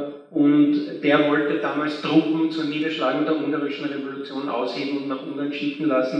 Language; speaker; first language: German; native; German